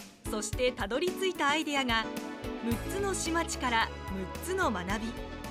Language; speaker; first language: Japanese; native; Japanese